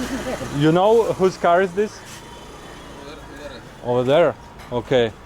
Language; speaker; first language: English; non-native, learner; Russian